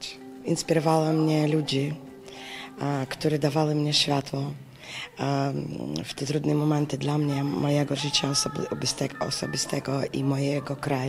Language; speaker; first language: Polish; non-native, learner; Ukrainian